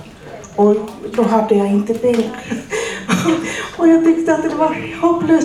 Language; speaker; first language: Swedish; non-native, fluent; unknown